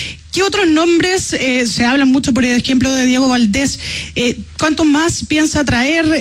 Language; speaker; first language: Spanish; non-native, fluent; Portuguese